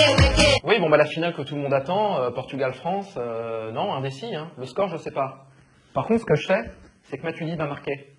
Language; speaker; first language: French; native; French